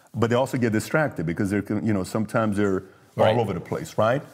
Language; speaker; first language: English; early bilingual, other home language; Persian